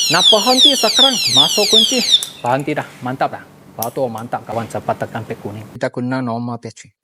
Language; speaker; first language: Malay; non-native, local second language; Chinese